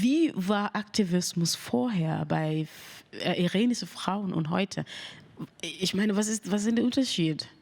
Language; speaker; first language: German; non-native, fluent; Mandingo